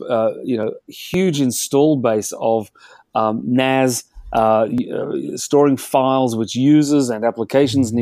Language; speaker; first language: English; native; English